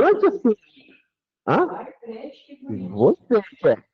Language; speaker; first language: Portuguese; native; Portuguese